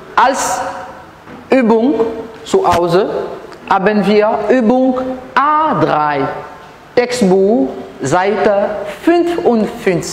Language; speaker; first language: German; non-native, learner; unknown